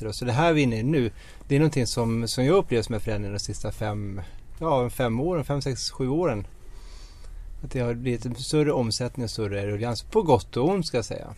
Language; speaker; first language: Swedish; native; Swedish